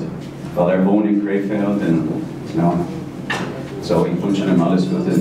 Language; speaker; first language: German; non-native, fluent; English